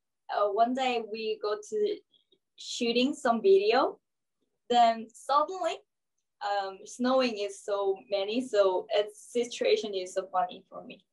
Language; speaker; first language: English; non-native, learner; Korean